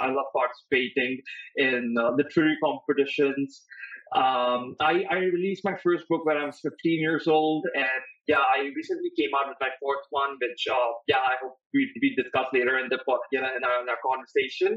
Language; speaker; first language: English; non-native, local second language; Hindi